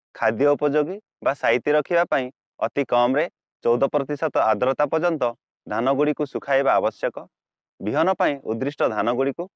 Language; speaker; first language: Odia; native; Odia